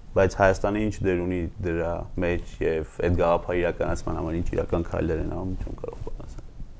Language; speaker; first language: Armenian; native; Armenian